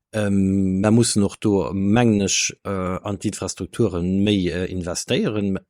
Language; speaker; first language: Luxembourgish; native; Luxembourgish